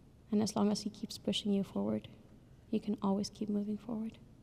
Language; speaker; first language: English; early bilingual, other home language; Spanish